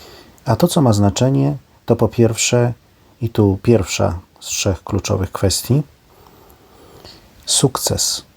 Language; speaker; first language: Polish; native; Polish